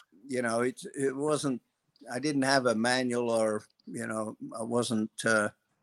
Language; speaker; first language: English; native; English